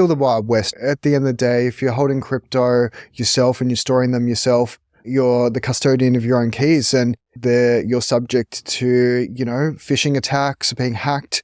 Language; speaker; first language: English; native; English